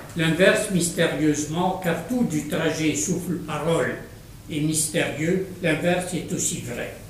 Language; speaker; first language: French; non-native, local second language; Arabic